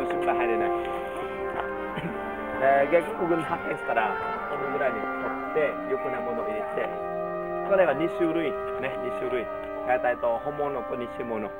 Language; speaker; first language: Japanese; non-native, learner; Vietnamese